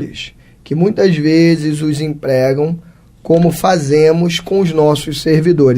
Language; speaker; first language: Portuguese; native; Portuguese